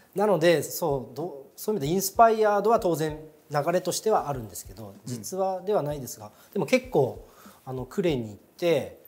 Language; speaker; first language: Japanese; native; Japanese